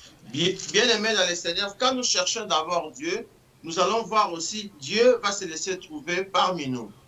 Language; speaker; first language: French; non-native, local second language; Lingala